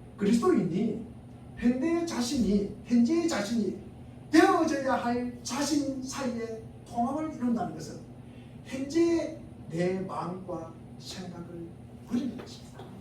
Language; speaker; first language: Korean; native; Korean